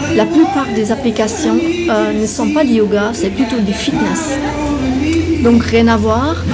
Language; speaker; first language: French; non-native, fluent; German